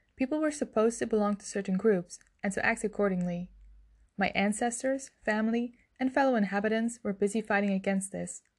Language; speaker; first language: English; non-native, fluent; Dutch